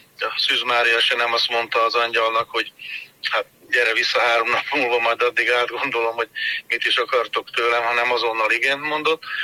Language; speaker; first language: Hungarian; native; Hungarian